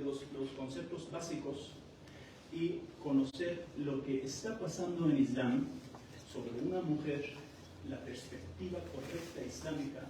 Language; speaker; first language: Spanish; non-native, fluent; Persian